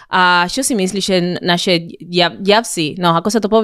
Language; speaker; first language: Slovak; non-native, fluent; Spanish